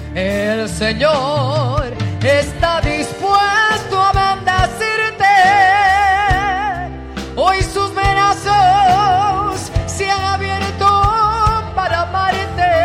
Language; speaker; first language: Spanish; native; Spanish